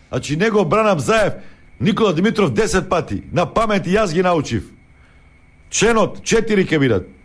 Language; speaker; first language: Macedonian; native; Macedonian